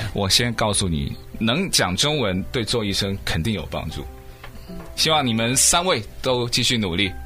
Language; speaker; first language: Chinese; native; Chinese